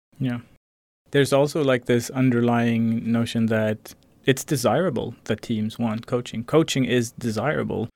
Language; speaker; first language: English; non-native, fluent; Swedish